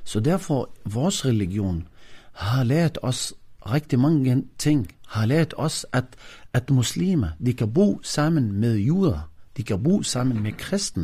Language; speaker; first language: Danish; non-native, fluent; Arabic